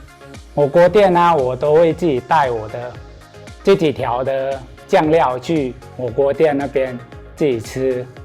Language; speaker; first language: Chinese; non-native, fluent; Thai